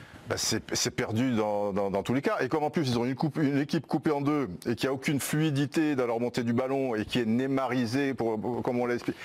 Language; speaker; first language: French; native; French